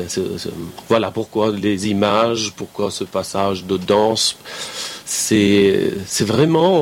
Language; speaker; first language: French; non-native, fluent; Persian